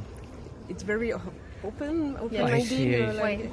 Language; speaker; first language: English; non-native, learner; French